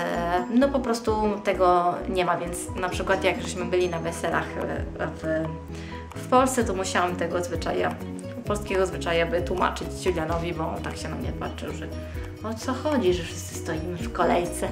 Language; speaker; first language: Polish; early bilingual, heritage; Polish